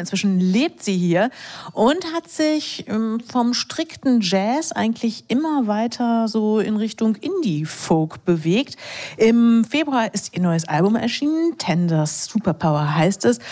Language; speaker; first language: German; native; German